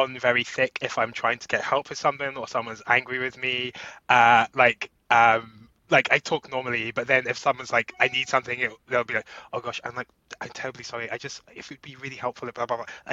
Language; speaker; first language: English; native; English